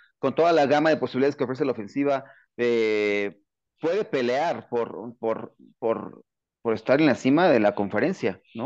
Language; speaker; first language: Spanish; native; Spanish